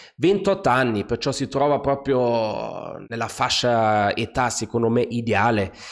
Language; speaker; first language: Italian; non-native, fluent; German